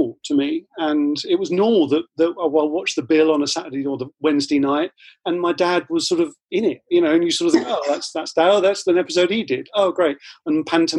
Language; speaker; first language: English; native; English